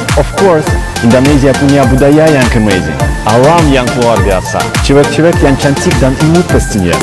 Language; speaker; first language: Indonesian; non-native, fluent; Russian